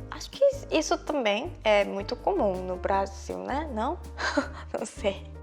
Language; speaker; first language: Portuguese; non-native, fluent; Korean